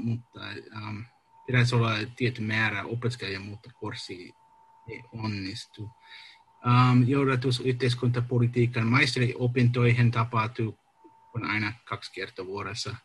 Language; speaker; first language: Finnish; non-native, learner; English